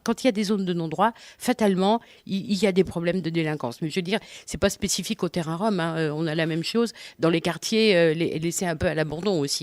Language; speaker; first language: French; native; French